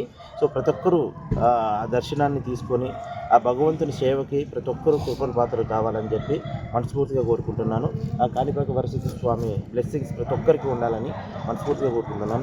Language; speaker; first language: Telugu; native; Telugu